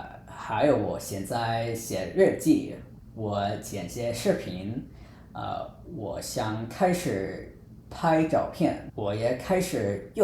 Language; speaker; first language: Chinese; non-native, fluent; English